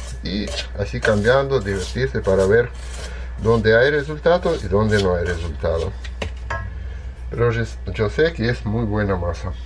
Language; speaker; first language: Spanish; non-native, fluent; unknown